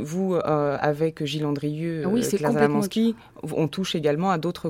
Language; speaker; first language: French; native; French